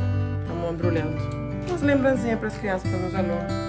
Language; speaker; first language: Portuguese; non-native, fluent; Spanish